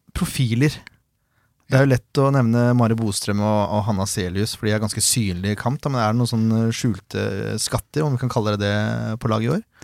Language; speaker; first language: Norwegian; native; Norwegian